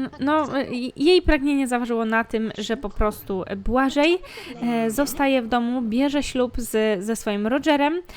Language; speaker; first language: Polish; native; Polish